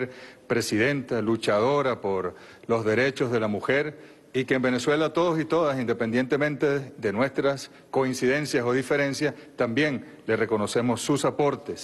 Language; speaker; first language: Spanish; native; Spanish